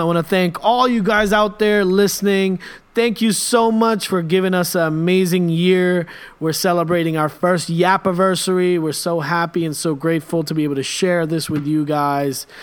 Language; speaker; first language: English; native; English